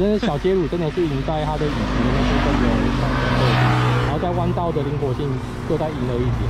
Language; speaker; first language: Chinese; native; Chinese